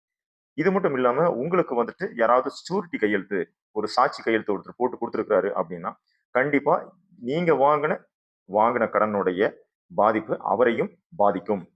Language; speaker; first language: Tamil; native; Tamil